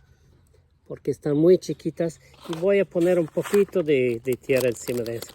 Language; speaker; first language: Spanish; non-native, fluent; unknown